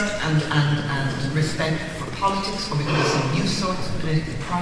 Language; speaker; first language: English; native; English